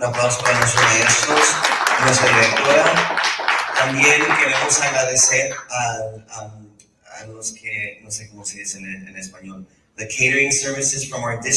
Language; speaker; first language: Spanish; early bilingual, heritage; Spanish